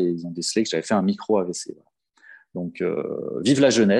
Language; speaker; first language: French; native; French